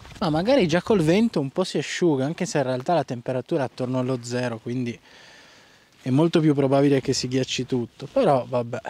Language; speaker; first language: Italian; native; Italian